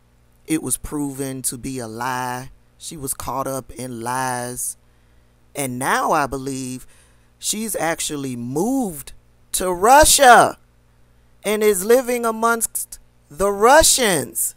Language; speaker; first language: English; native; English